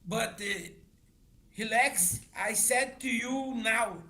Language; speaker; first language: English; non-native, learner; Portuguese